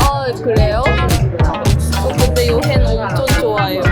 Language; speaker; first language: Korean; non-native, fluent; Japanese